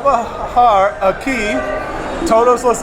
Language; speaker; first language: Spanish; non-native, learner; English